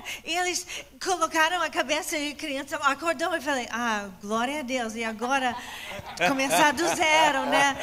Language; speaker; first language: Portuguese; non-native, fluent; English